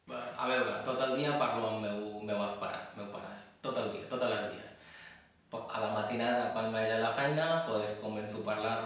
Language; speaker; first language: Catalan; non-native, fluent; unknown